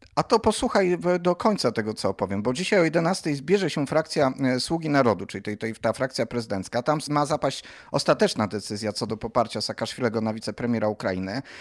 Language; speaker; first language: Polish; native; Polish